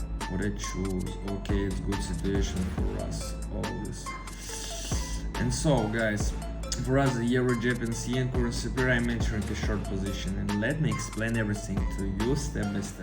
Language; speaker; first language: English; non-native, fluent; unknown